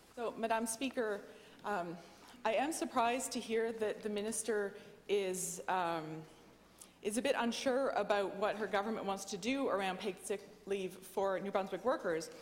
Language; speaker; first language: English; native; English